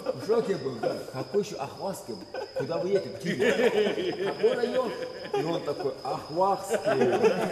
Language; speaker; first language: Russian; non-native, local second language; Avaric